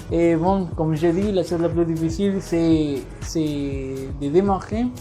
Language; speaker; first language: French; non-native, learner; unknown